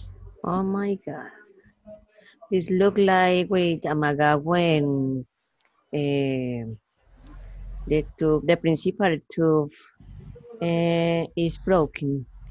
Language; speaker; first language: English; non-native, learner; Spanish